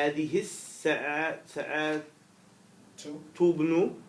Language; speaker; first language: Arabic; non-native, learner; English